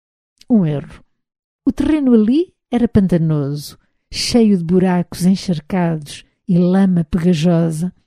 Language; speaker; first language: Portuguese; native; Portuguese